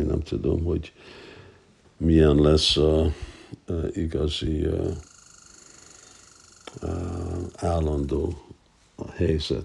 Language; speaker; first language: Hungarian; non-native, fluent; English